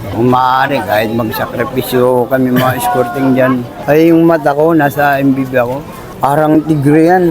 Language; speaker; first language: Filipino; non-native, local second language; Waray